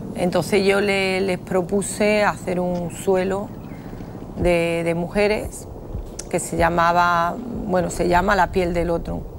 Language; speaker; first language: Spanish; native; Spanish